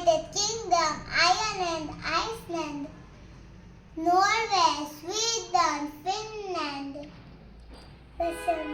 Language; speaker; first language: English; non-native, learner; Gujarati